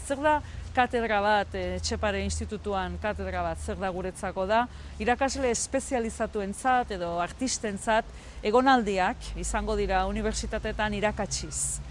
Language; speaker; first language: Basque; native; Basque